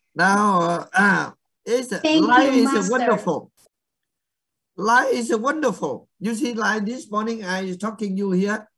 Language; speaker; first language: English; non-native, fluent; Vietnamese